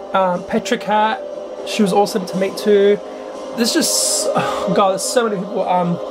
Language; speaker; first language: English; native; English